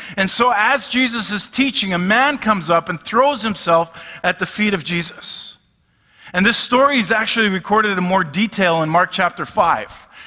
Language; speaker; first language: English; native; English